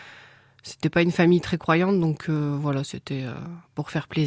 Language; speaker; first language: French; native; French